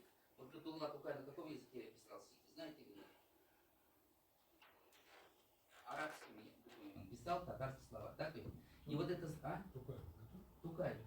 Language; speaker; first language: Russian; native; Russian